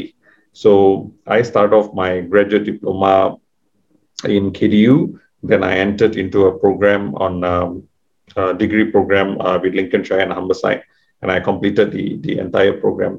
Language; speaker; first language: English; non-native, local second language; Tamil